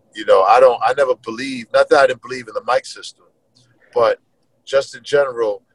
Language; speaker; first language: English; native; English